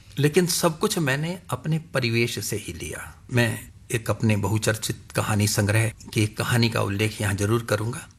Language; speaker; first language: Hindi; non-native, local second language; Punjabi